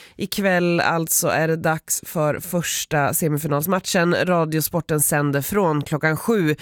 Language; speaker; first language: Swedish; native; Swedish